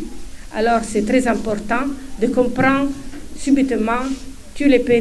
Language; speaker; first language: French; non-native, fluent; Italian